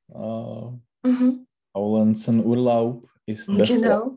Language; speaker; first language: German; non-native, learner; Czech